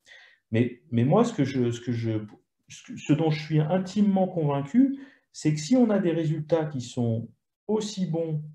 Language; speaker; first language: French; native; French